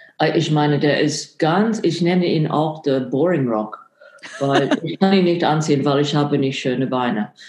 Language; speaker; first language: German; non-native, fluent; English